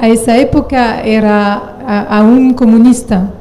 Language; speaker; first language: Spanish; non-native, fluent; French